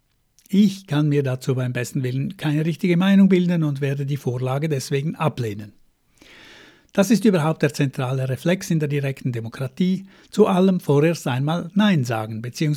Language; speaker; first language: German; native; German